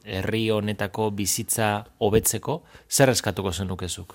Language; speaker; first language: Basque; native; Basque